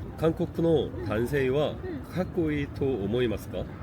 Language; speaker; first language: Japanese; non-native, learner; Korean